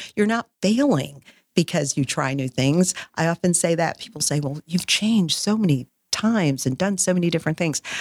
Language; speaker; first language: English; native; English